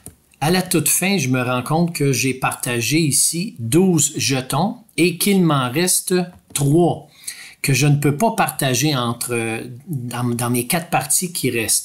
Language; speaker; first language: French; native; French